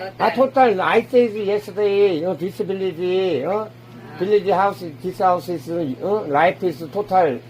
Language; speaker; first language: English; non-native, learner; Korean